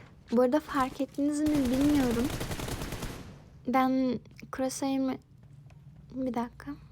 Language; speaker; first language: Turkish; non-native, fluent; Azerbaijani